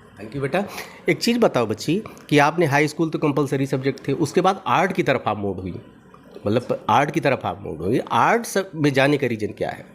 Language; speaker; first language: Hindi; native; Hindi